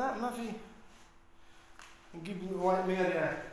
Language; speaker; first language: Arabic; non-native, learner; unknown